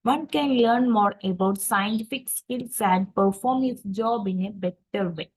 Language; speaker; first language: English; non-native, local second language; Malayalam